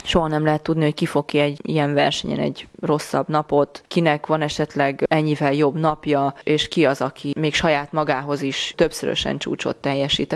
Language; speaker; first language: Hungarian; native; Hungarian